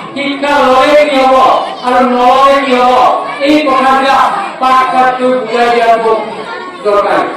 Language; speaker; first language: Assamese; native; Assamese